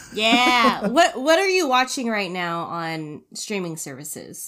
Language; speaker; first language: English; early bilingual, other home language; Filipino